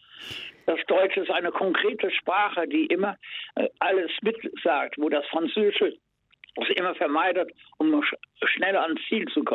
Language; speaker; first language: German; native; German